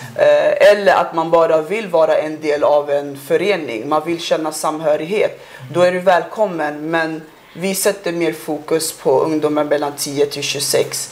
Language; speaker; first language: Swedish; early bilingual, other home language; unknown